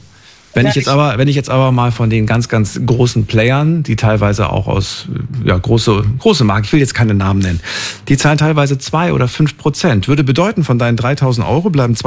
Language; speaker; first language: German; native; German